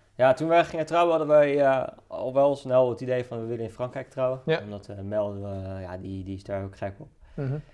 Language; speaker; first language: Dutch; native; Dutch